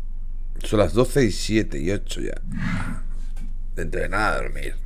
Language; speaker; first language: Spanish; native; Spanish